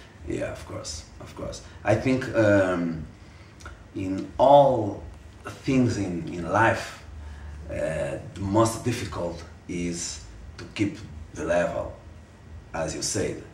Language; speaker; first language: English; non-native, fluent; Portuguese